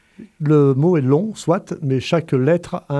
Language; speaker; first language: French; native; French